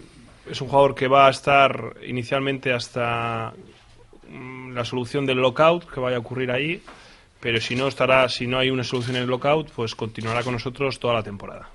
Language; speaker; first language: Spanish; native; Spanish